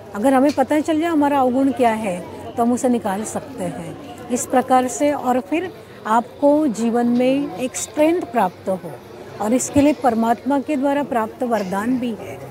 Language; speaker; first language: Hindi; non-native, local second language; Marathi